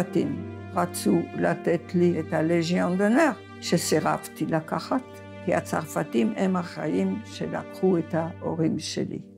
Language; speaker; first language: Hebrew; non-native, fluent; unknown